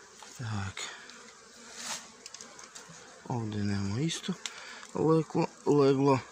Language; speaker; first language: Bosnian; non-native, learner; Russian